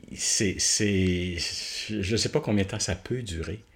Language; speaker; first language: French; native; French